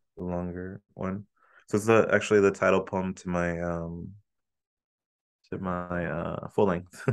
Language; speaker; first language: English; early bilingual, other home language; Spanish